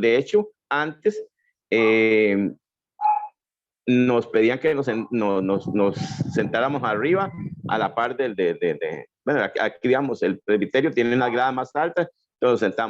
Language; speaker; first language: Spanish; native; Spanish